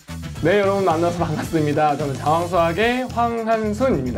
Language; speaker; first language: Korean; native; Korean